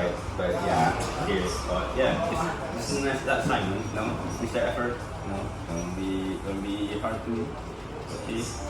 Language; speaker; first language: English; non-native, local second language; Indonesian